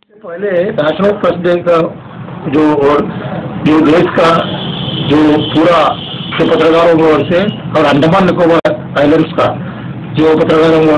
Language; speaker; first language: Hindi; non-native, local second language; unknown